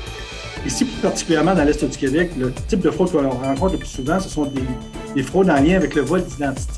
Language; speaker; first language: French; native; French